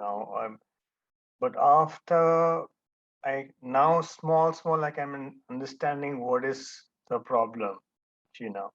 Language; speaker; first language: English; non-native, local second language; Hindi